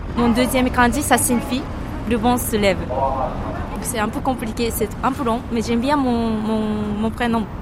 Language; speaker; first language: French; non-native, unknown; Japanese